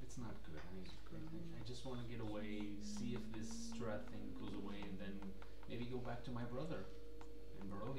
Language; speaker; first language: English; non-native, fluent; Portuguese